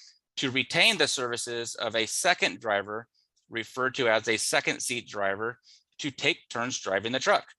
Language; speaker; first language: English; native; English